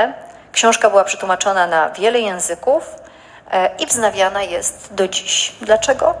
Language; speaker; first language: Polish; native; Polish